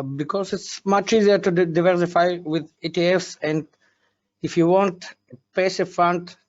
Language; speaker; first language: English; non-native, fluent; Slovenian